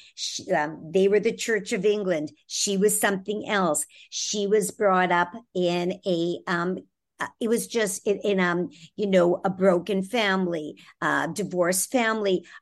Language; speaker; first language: English; native; English